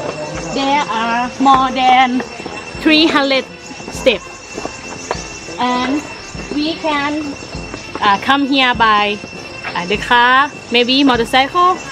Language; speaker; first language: English; non-native, learner; Thai